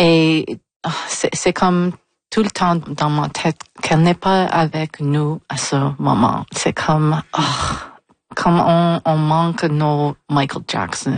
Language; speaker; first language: French; non-native, local second language; English